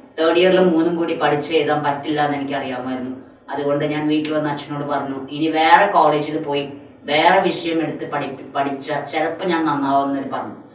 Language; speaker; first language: Malayalam; non-native, local second language; Tamil